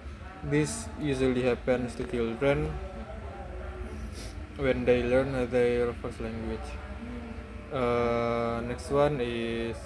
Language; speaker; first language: English; non-native, learner; Indonesian